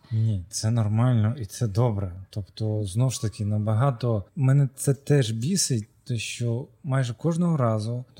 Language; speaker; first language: Ukrainian; non-native, local second language; Russian